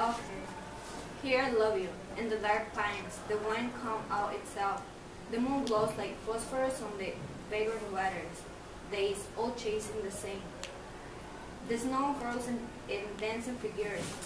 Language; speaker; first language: English; non-native, learner; Spanish